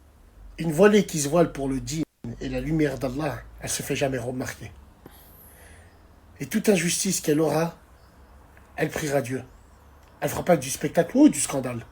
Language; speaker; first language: French; native; French